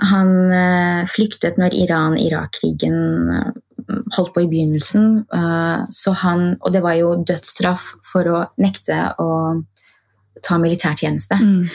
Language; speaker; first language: Norwegian; early bilingual, other home language; Arabic